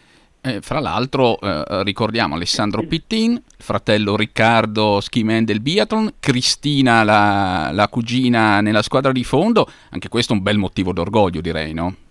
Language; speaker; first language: Italian; native; Italian